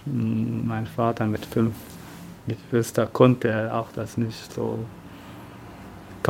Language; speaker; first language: German; non-native, learner; Arabic